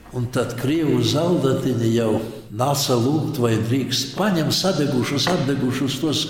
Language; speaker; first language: Latvian; non-native, local second language; Polish